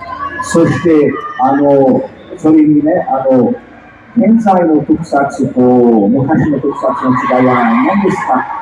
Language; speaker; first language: Japanese; non-native, fluent; Portuguese